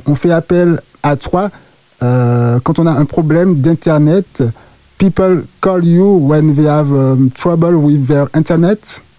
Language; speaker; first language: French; native; French